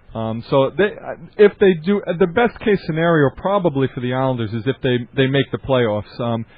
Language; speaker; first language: English; native; English